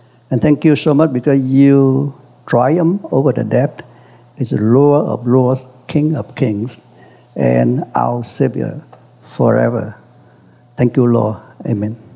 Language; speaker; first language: English; non-native, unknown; Vietnamese